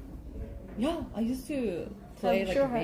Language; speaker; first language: English; non-native, learner; Japanese